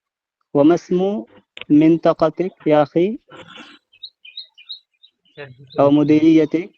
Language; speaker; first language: Arabic; non-native, fluent; Bangla